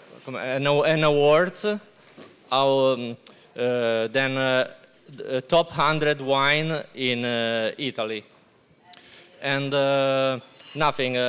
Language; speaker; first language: English; non-native, learner; Italian